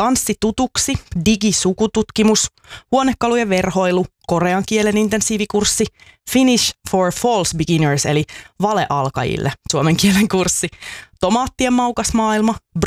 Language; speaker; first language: Finnish; native; Finnish